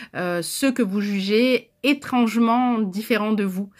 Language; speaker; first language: French; native; French